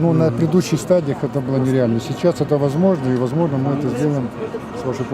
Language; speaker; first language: Russian; native; Russian